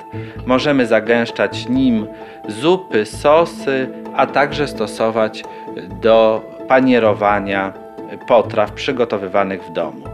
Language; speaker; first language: Polish; native; Polish